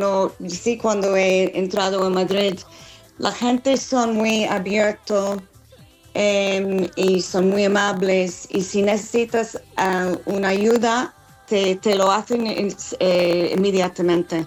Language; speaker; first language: Spanish; non-native, fluent; English